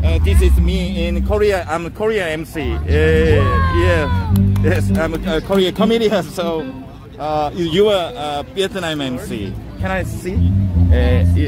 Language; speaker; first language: English; non-native, learner; Korean